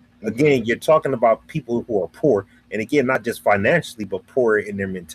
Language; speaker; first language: English; native; English